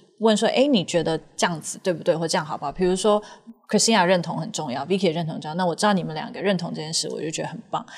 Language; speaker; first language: Chinese; native; Chinese